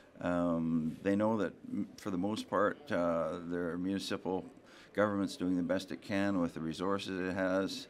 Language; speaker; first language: English; native; English